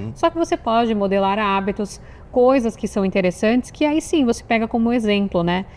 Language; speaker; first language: Portuguese; native; Portuguese